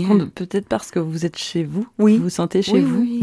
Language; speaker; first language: French; native; French